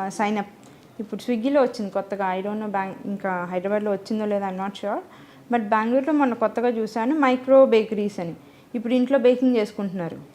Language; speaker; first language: Telugu; native; Telugu